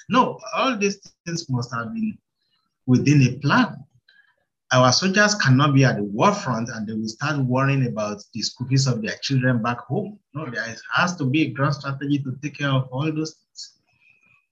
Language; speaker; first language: English; non-native, local second language; Yoruba